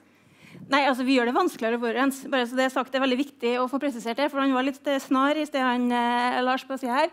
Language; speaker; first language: Norwegian; native; Norwegian